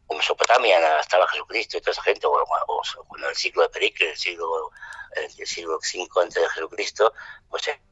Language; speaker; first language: Spanish; non-native, fluent; French